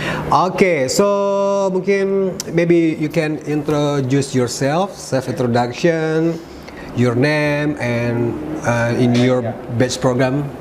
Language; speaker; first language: English; non-native, learner; Indonesian